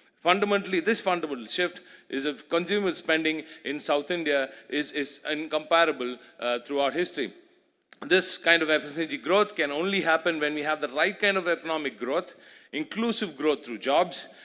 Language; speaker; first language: English; non-native, local second language; Tamil